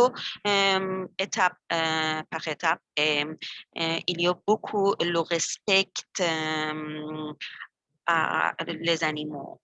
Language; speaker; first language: French; non-native, learner; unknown